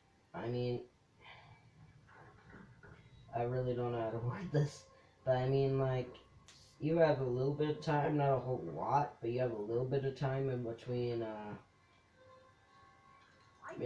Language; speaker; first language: English; native; English